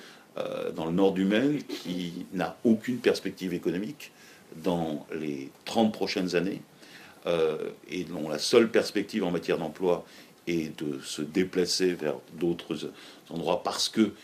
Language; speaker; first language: French; native; French